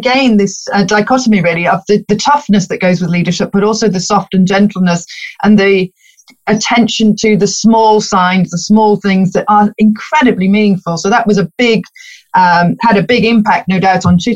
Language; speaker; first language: English; native; English